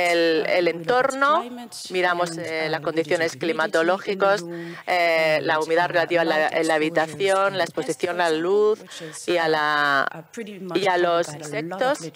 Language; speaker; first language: Spanish; non-native, fluent; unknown